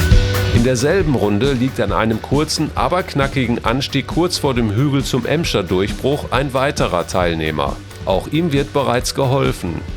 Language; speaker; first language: German; native; German